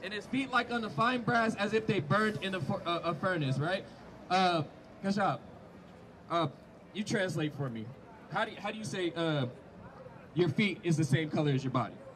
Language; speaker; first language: English; native; English